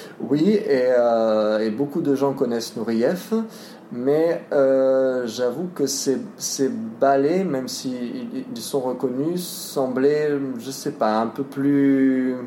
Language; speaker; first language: French; native; French